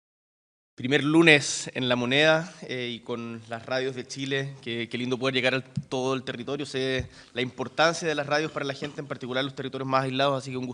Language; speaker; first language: Spanish; native; Spanish